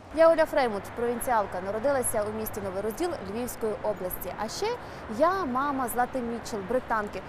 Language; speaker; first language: Ukrainian; native; Ukrainian